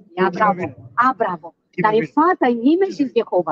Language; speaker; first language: German; non-native, fluent; Greek